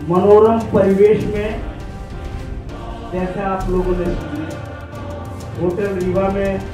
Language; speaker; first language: Hindi; native; Hindi